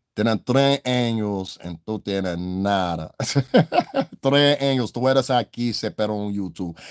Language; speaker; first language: Spanish; non-native, learner; English